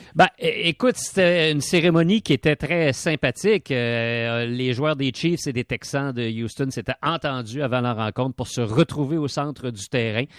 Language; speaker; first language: French; native; French